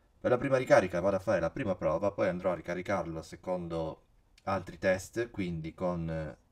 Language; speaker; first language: Italian; native; Italian